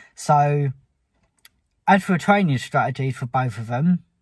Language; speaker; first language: English; native; English